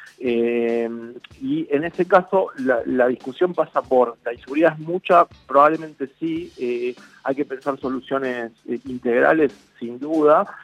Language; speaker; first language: Spanish; native; Spanish